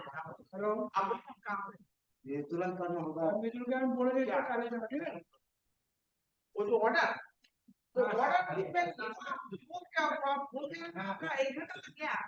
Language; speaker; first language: Hindi; non-native, local second language; Bangla